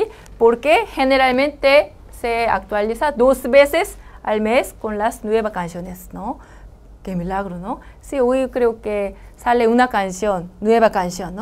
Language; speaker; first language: Spanish; non-native, learner; Korean